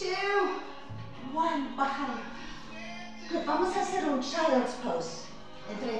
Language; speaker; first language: Spanish; non-native, fluent; English